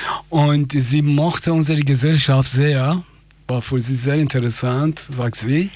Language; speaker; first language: German; non-native, fluent; Persian